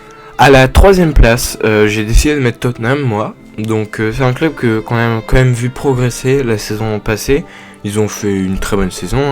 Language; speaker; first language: French; native; French